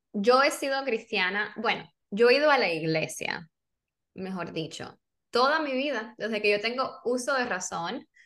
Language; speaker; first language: Spanish; native; Spanish